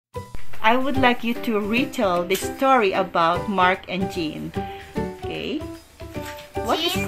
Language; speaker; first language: English; non-native, fluent; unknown